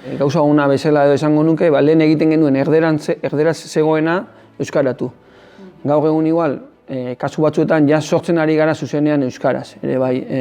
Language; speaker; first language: Basque; native; Basque